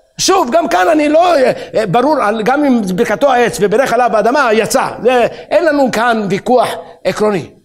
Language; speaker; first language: Hebrew; native; Hebrew